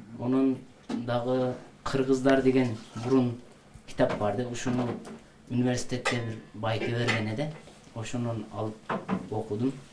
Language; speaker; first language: Kyrgyz; early bilingual, heritage; Kyrgyz